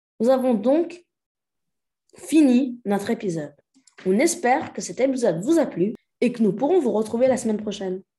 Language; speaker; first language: French; non-native, local second language; Wolof